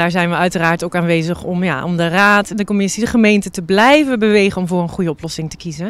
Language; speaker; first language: Dutch; native; Dutch